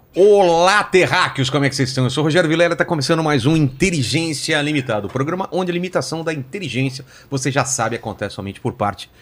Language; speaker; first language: Portuguese; native; Portuguese